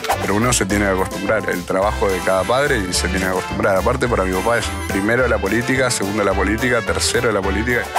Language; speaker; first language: Spanish; native; Spanish